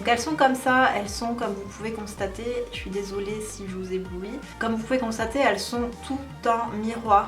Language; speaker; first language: French; native; French